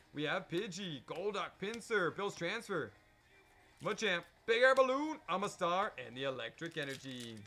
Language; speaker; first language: English; native; English